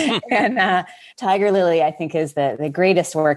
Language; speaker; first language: English; native; English